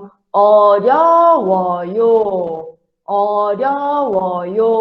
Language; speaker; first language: Korean; non-native, fluent; Portuguese